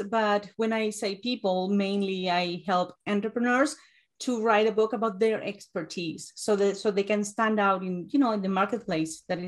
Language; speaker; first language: English; non-native, fluent; Spanish